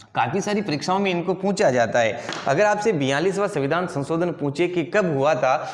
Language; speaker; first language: Hindi; native; Hindi